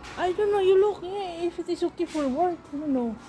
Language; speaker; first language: English; non-native, learner; Filipino